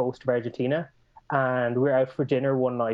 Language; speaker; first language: English; native; English